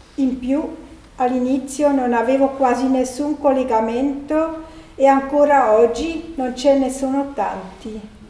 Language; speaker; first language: Italian; non-native, fluent; German